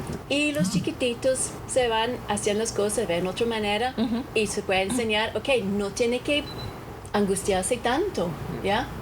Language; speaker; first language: Spanish; non-native, fluent; English